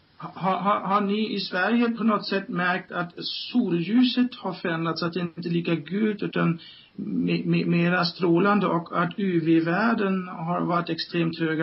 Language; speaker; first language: Swedish; non-native, fluent; German